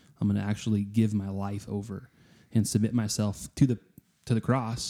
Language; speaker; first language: English; native; English